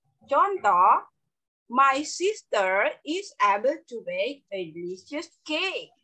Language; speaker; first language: English; non-native, learner; Indonesian